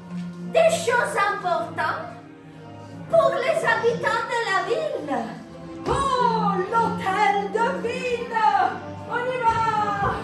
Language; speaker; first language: French; non-native, fluent; Italian